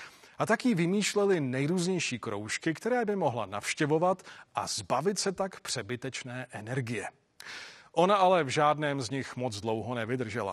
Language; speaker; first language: Czech; native; Czech